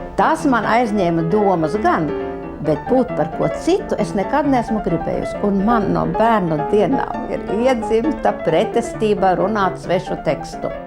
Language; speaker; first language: Latvian; non-native, local second language; German